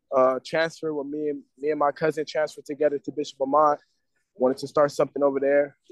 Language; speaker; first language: English; native; English